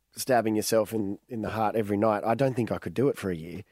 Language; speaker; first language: English; native; English